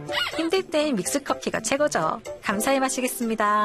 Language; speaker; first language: Korean; native; Korean